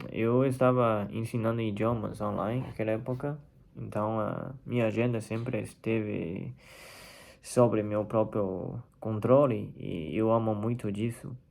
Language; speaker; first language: Portuguese; non-native, fluent; Chinese